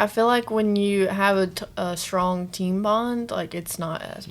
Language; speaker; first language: English; native; English